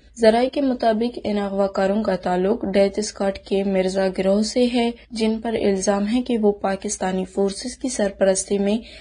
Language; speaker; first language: Urdu; non-native, local second language; Baluchi